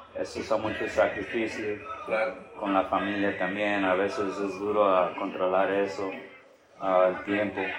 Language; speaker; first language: Spanish; early bilingual, heritage; Spanish